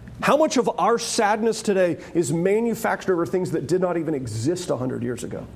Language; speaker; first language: English; native; English